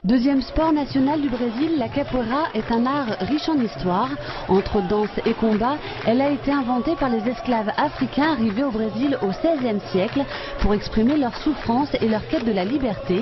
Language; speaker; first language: French; native; French